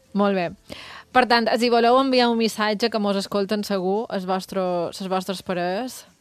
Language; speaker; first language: Catalan; native; Catalan